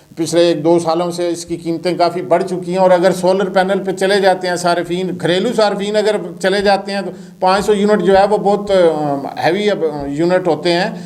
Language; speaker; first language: Urdu; non-native, local second language; Punjabi